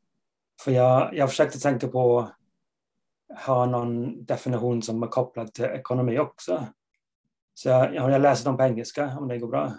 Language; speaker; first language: Swedish; non-native, fluent; English